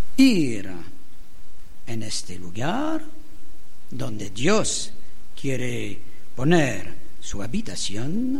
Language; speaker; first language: Spanish; non-native, fluent; French